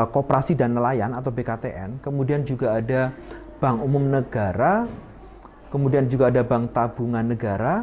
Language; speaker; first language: Indonesian; native; Indonesian